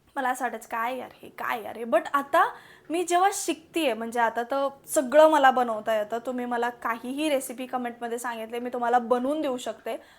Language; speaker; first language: Marathi; non-native, local second language; Malayalam